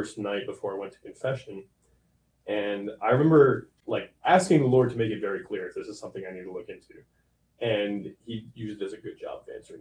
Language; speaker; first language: English; native; English